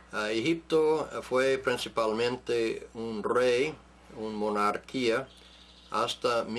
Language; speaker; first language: Spanish; non-native, fluent; English